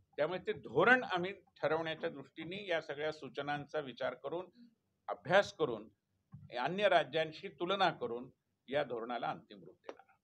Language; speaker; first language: Marathi; native; Marathi